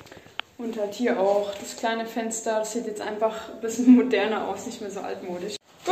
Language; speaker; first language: German; native; German